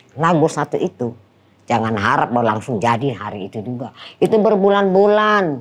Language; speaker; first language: Indonesian; non-native, fluent; Dutch